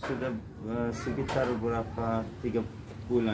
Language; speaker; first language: Indonesian; non-native, learner; Persian